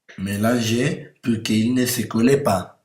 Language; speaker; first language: French; non-native, learner; Spanish